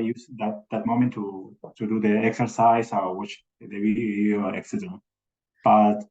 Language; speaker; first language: English; non-native, learner; Spanish